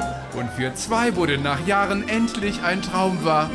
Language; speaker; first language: German; native; German